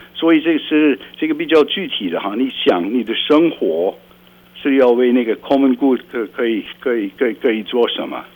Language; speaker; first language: Chinese; non-native, fluent; Dutch